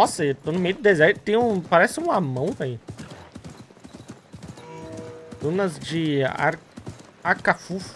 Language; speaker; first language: Portuguese; native; Portuguese